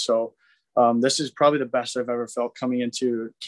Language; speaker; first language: English; native; English